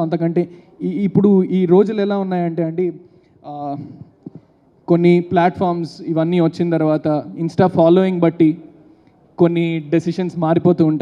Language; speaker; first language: Telugu; native; Telugu